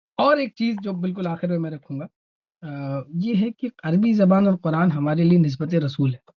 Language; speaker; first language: Urdu; native; Urdu